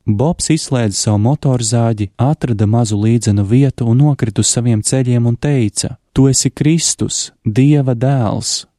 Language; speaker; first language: Latvian; native; Latvian